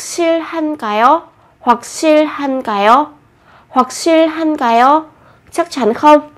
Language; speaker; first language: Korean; non-native, fluent; Vietnamese